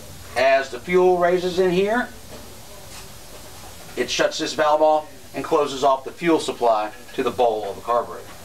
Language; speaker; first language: English; native; English